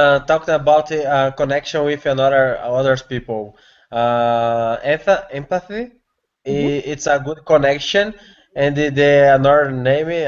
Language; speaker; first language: English; non-native, learner; Portuguese